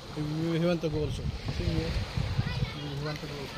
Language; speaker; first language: English; non-native, learner; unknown